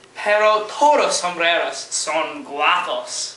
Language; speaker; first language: Spanish; non-native, learner; English